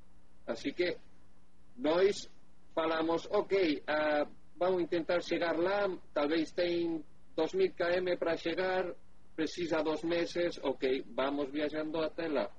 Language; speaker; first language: Portuguese; non-native, learner; Spanish